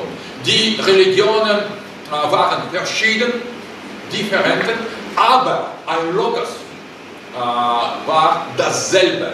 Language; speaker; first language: German; non-native, learner; Russian